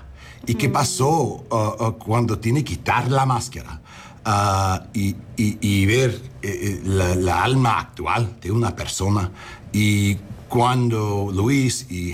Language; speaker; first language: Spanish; early bilingual, heritage; English